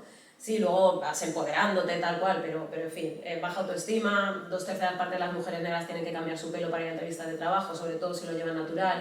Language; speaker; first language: Spanish; native; Spanish